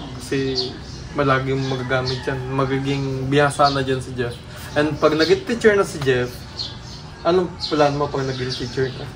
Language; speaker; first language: Filipino; native; Filipino